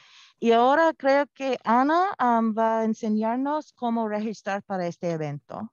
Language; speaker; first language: Spanish; non-native, fluent; English